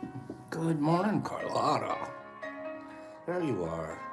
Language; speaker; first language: English; native; English